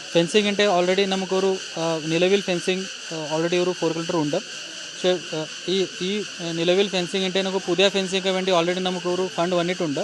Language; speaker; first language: Malayalam; non-native, fluent; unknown